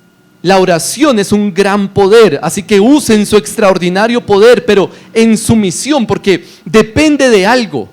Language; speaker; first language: Spanish; native; Spanish